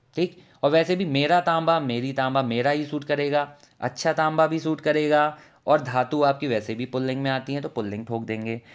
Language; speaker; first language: Hindi; native; Hindi